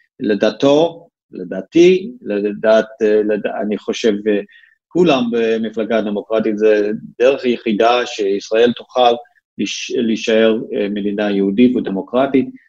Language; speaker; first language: Hebrew; non-native, fluent; English